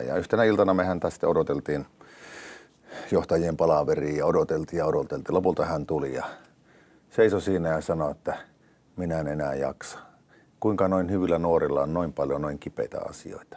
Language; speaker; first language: Finnish; native; Finnish